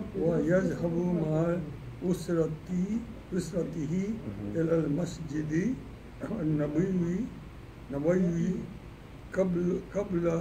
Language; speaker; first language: Arabic; non-native, learner; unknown